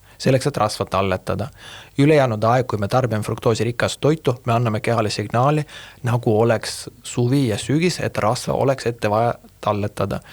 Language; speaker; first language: Estonian; non-native, fluent; Russian